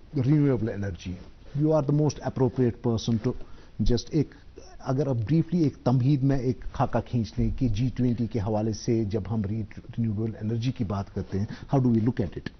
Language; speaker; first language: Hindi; non-native, local second language; Kashmiri